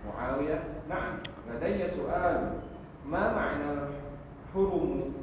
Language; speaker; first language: Arabic; non-native, learner; Indonesian